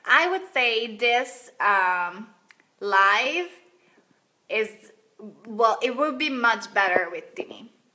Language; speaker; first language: English; non-native, fluent; Hungarian